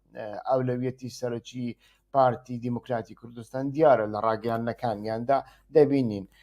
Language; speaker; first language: Central Kurdish; native; Central Kurdish